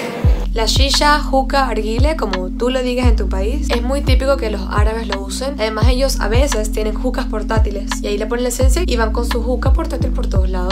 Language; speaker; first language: Spanish; native; Spanish